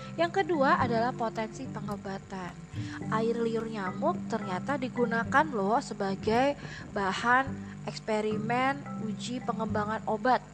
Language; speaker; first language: Indonesian; native; Indonesian